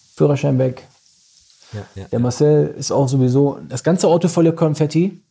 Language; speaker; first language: German; native; German